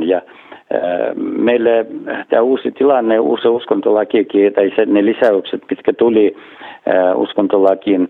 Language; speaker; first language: Finnish; non-native, fluent; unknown